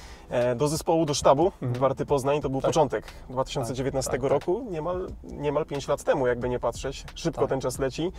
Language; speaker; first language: Polish; native; Polish